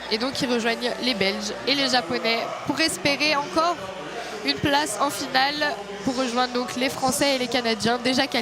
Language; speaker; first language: French; native; French